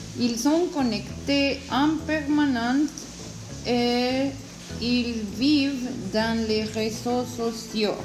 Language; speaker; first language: French; non-native, learner; Spanish